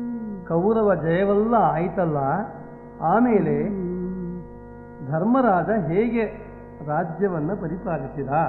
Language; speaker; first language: Kannada; native; Kannada